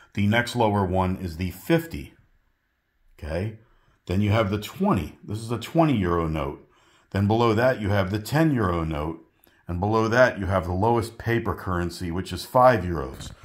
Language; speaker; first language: English; native; English